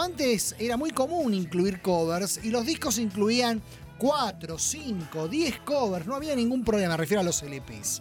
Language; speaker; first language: Spanish; native; Spanish